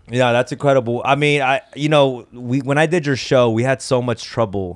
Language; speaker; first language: English; early bilingual, other home language; Korean